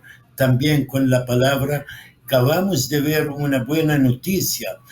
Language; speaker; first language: Spanish; non-native, fluent; Arabic